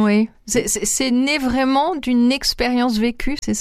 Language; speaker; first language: French; native; French